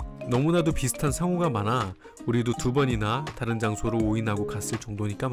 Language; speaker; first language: Korean; native; Korean